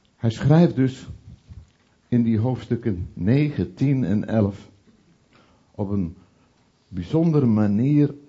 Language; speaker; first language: Dutch; native; Dutch